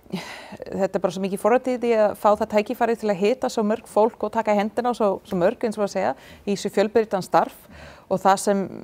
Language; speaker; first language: Icelandic; non-native, fluent; English